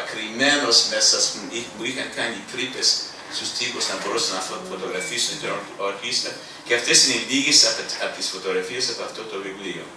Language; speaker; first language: Greek; early bilingual, heritage; Greek